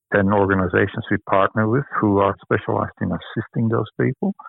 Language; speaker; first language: English; non-native, fluent; Dutch